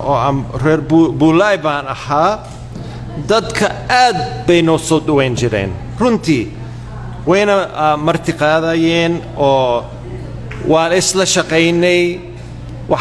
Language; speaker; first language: Somali; non-native, fluent; English